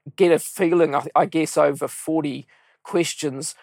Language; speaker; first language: English; native; English